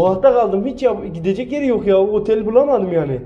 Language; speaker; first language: Turkish; native; Turkish